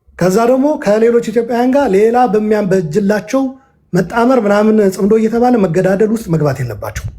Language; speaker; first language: Amharic; non-native, local second language; Tigrinya